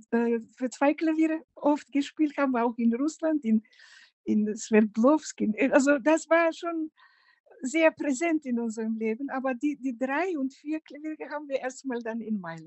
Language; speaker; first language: German; non-native, fluent; Macedonian